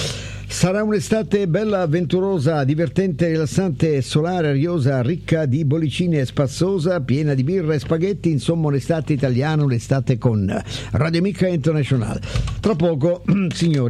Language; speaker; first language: Italian; native; Italian